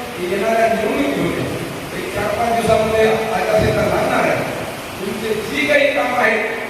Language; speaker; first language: Marathi; native; Marathi